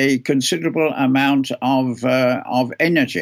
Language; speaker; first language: English; native; English